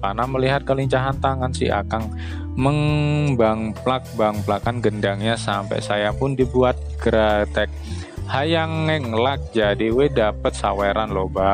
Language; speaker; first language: Indonesian; native; Indonesian